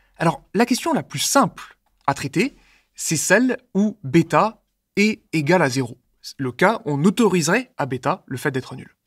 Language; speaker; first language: French; native; French